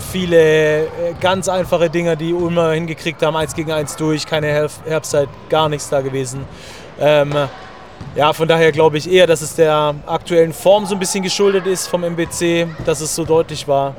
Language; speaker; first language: German; native; German